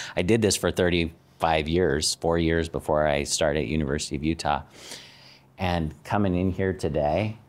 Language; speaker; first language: English; native; English